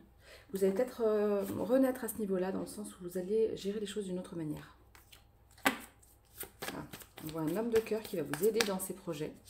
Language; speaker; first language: French; native; French